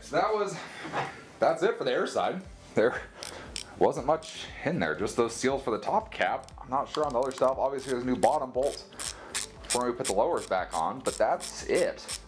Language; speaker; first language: English; native; English